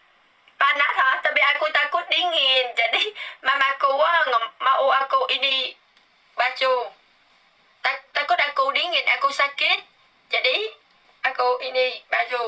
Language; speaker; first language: Indonesian; non-native, learner; Vietnamese